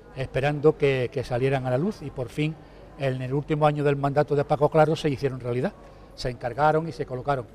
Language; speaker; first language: Spanish; native; Spanish